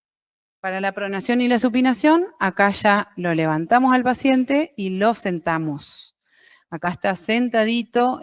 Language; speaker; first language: Spanish; native; Spanish